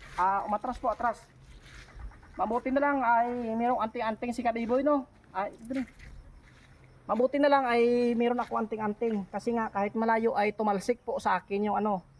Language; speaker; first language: Filipino; non-native, local second language; Cebuano